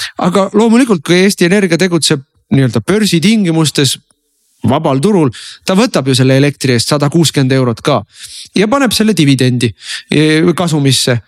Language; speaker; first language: Estonian; native; Estonian